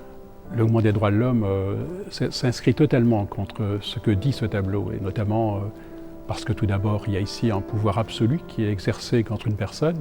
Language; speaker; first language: French; native; French